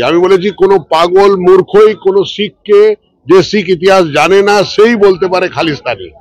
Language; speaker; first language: Bangla; non-native, local second language; Punjabi